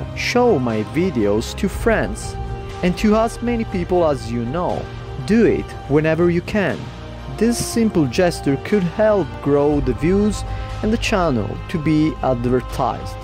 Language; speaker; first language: English; non-native, fluent; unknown